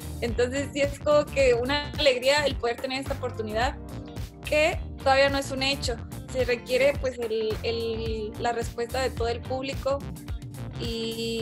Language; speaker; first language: Spanish; native; Spanish